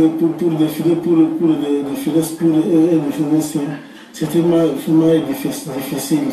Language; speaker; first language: French; non-native, local second language; Lingala